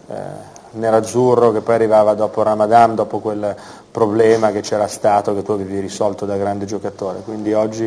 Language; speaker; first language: Italian; native; Italian